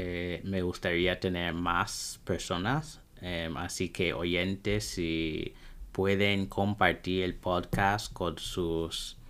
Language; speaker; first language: Spanish; non-native, fluent; English